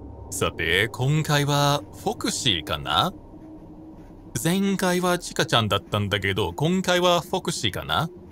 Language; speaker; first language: Japanese; non-native, fluent; English